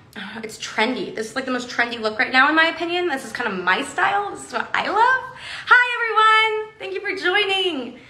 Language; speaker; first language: English; native; English